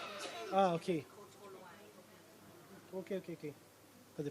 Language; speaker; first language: French; non-native, fluent; Romanian